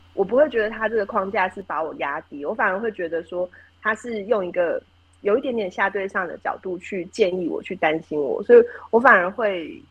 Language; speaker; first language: Chinese; native; Chinese